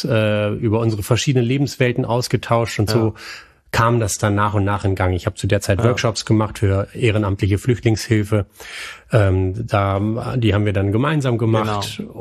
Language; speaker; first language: German; native; German